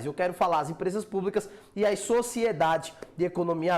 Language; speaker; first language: Portuguese; native; Portuguese